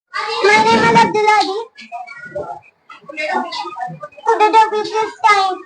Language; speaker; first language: English; non-native, learner; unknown